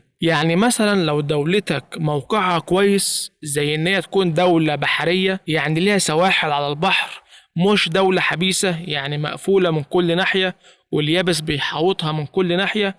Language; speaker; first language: Arabic; native; Arabic